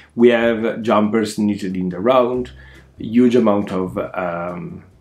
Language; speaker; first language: English; non-native, fluent; Italian